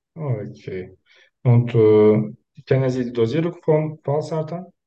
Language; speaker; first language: German; non-native, learner; Turkish